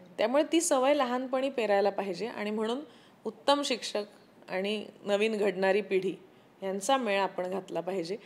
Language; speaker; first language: Marathi; native; Marathi